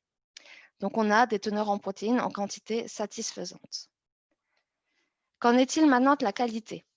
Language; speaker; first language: French; native; French